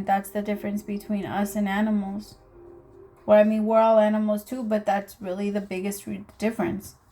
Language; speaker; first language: English; native; English